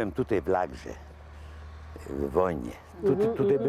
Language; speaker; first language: Polish; non-native, learner; Dutch